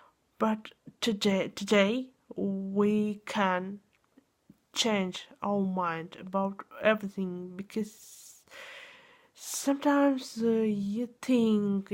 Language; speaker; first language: English; non-native, learner; Russian